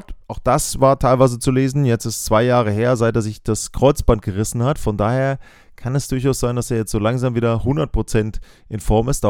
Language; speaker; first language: German; native; German